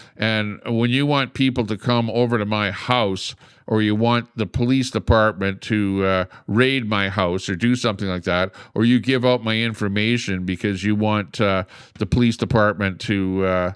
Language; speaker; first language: English; native; English